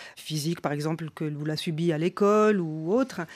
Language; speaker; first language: French; non-native, local second language; Arabic